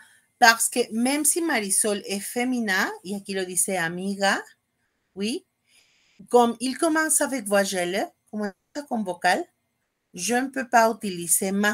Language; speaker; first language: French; non-native, fluent; Spanish